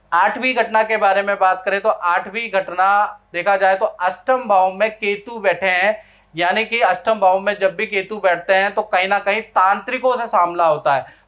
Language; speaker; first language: Hindi; native; Hindi